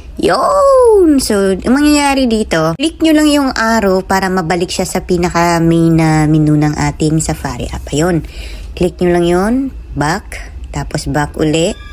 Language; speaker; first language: Filipino; non-native, local second language; Cebuano